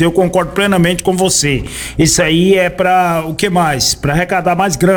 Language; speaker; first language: Portuguese; native; Portuguese